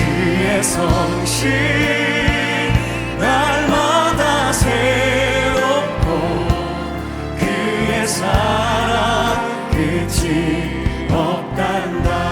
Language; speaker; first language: Korean; native; Korean